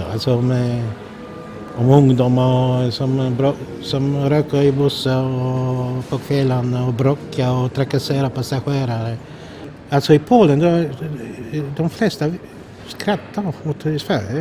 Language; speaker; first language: Swedish; non-native, fluent; Polish